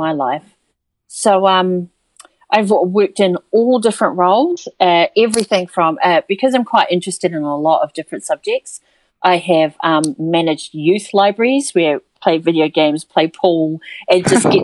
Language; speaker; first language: English; native; English